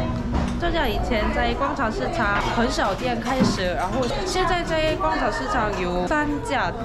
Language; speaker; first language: Chinese; non-native, learner; Korean